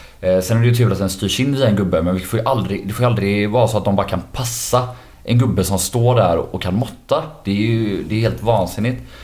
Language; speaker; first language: Swedish; native; Swedish